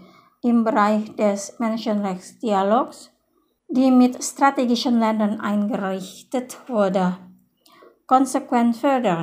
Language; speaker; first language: German; non-native, fluent; Indonesian